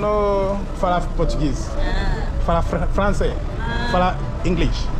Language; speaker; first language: Portuguese; non-native, learner; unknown